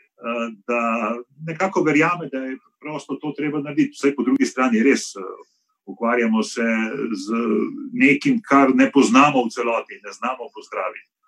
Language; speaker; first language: Slovenian; native; Slovenian